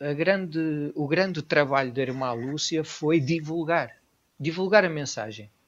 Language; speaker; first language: Portuguese; native; Portuguese